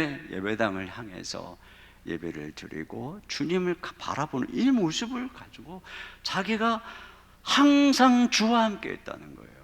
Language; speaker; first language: Korean; native; Korean